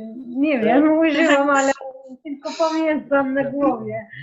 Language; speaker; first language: Polish; non-native, learner; Turkish